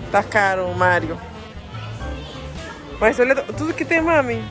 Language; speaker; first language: Portuguese; non-native, fluent; Spanish